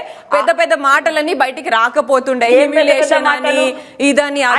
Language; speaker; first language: Telugu; native; Telugu